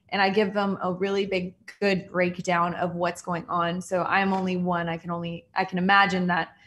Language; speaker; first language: English; native; English